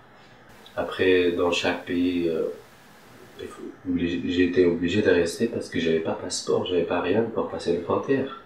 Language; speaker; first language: French; non-native, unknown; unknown